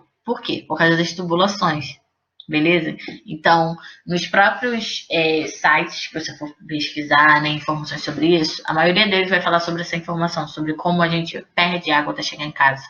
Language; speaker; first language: Portuguese; native; Portuguese